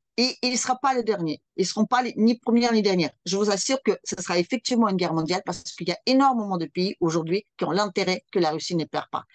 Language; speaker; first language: French; non-native, fluent; Russian